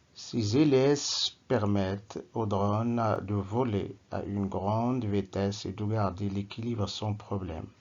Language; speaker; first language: French; non-native, local second language; Arabic